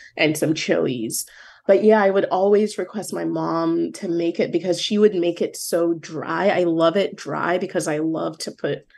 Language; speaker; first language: English; non-native, local second language; Yoruba